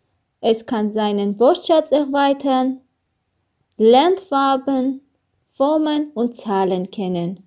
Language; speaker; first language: German; non-native, learner; Armenian